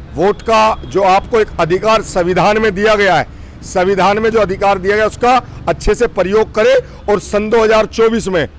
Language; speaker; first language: Hindi; native; Hindi